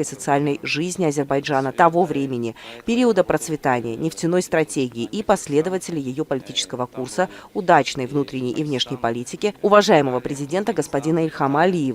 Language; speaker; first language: Russian; native; Russian